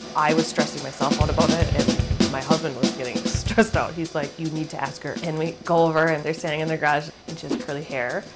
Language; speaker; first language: English; native; English